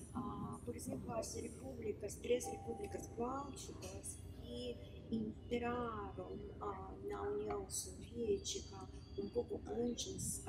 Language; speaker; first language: Portuguese; non-native, fluent; Russian